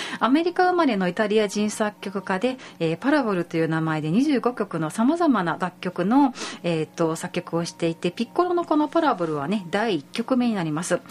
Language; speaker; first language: Japanese; native; Japanese